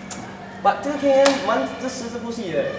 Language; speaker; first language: Chinese; native; Chinese